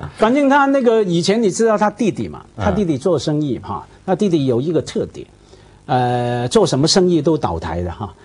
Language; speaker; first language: Chinese; non-native, fluent; Cantonese